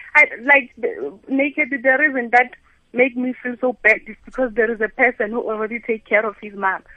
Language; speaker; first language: English; non-native, local second language; Northern Sotho